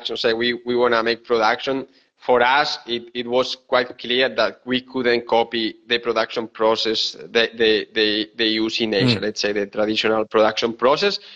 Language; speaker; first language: English; non-native, fluent; Spanish